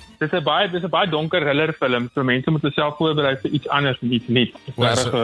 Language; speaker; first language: Afrikaans; native; Afrikaans